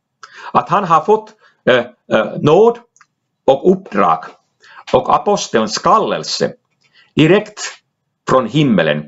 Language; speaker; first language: Swedish; non-native, local second language; Finnish